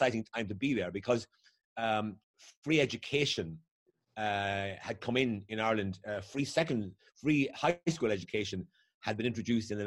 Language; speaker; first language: English; native; English